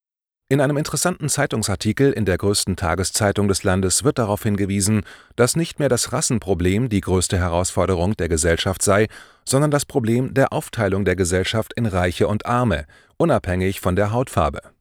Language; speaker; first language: German; native; German